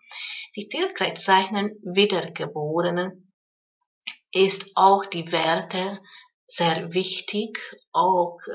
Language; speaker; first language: German; non-native, fluent; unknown